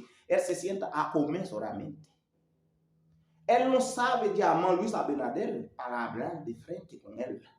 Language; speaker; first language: Spanish; non-native, learner; Haitian Creole